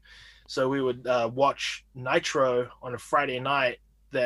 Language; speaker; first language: English; native; English